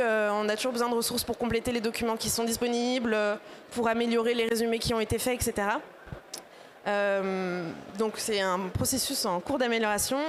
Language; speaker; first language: French; native; French